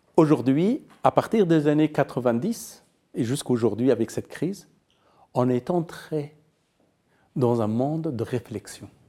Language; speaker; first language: French; non-native, fluent; Persian